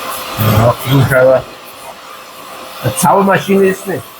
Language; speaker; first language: German; non-native, learner; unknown